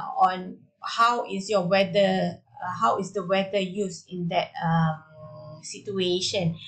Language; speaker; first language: English; non-native, local second language; Malay